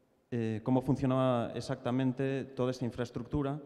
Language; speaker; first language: Spanish; native; Spanish